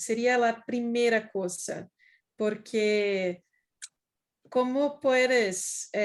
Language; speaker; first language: Spanish; non-native, fluent; Portuguese